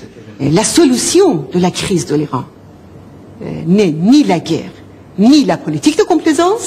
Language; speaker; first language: French; non-native, fluent; Persian